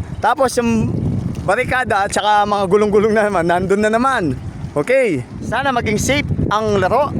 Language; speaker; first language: Filipino; native; Filipino